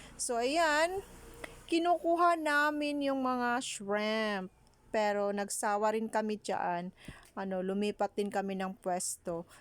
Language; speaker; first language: Filipino; native; Filipino